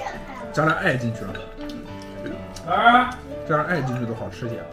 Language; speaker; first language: Chinese; non-native, fluent; English